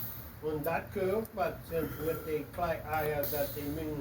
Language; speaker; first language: German; early bilingual, heritage; Low German